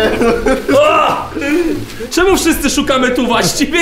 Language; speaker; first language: Polish; native; Polish